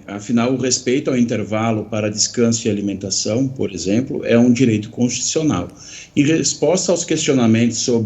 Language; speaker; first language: Portuguese; native; Portuguese